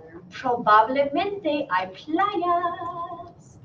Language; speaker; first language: Spanish; non-native, fluent; English